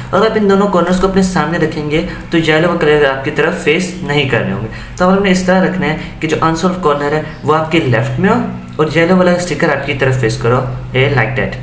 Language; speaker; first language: Urdu; native; Urdu